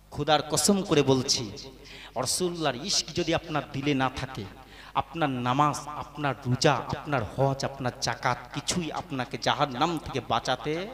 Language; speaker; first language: Bangla; native; Bangla